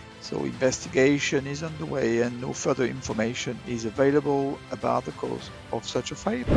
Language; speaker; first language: English; non-native, fluent; French